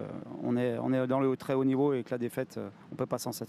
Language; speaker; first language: French; native; French